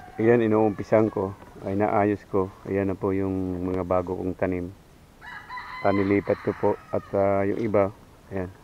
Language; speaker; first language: Filipino; non-native, local second language; Cebuano